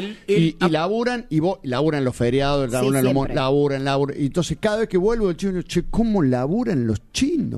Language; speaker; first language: Spanish; native; Spanish